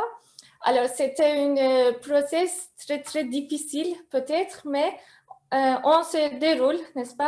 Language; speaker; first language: French; non-native, fluent; Turkish